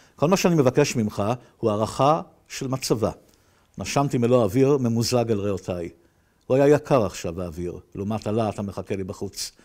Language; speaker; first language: Hebrew; native; Hebrew